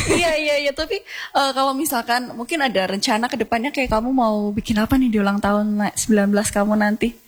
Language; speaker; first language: Indonesian; native; Indonesian